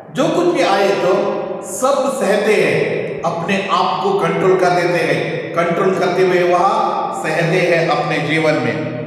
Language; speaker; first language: Hindi; non-native, local second language; Kannada